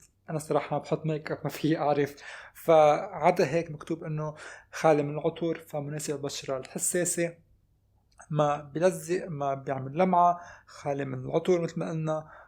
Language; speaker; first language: Arabic; native; Arabic